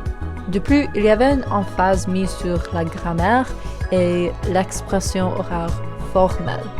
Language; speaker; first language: French; non-native, learner; English